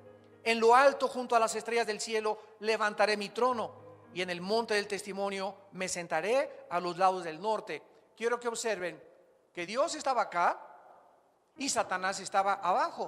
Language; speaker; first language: Spanish; native; Spanish